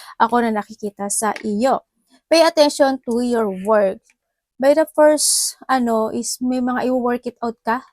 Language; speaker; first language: Filipino; native; Filipino